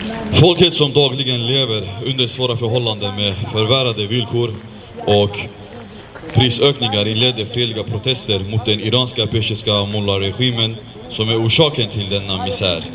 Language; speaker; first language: Swedish; non-native, fluent; Azerbaijani